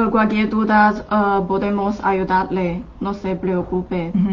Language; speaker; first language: Spanish; non-native, fluent; Chinese